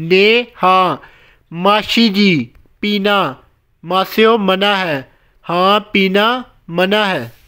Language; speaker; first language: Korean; non-native, learner; Hindi